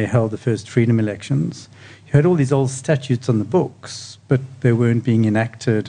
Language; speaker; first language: English; native; English